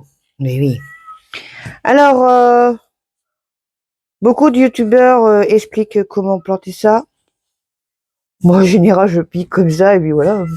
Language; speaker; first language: French; native; French